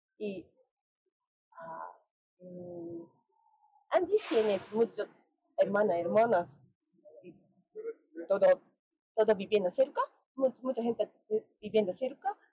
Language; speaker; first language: Spanish; non-native, learner; Japanese